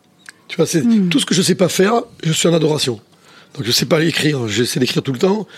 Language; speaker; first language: French; native; French